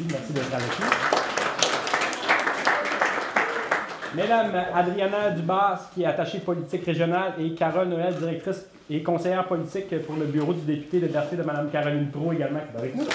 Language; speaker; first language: French; native; French